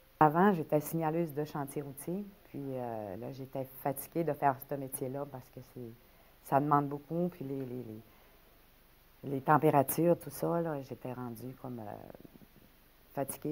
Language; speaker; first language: French; native; French